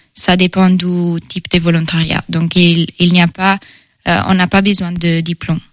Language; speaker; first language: French; non-native, fluent; Italian